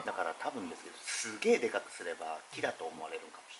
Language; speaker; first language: Japanese; native; Japanese